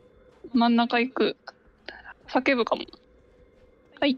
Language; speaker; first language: Japanese; native; Japanese